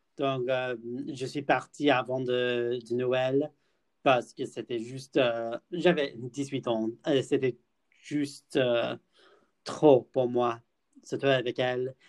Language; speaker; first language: French; non-native, learner; English